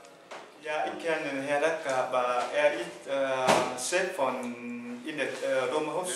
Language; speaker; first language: German; non-native, learner; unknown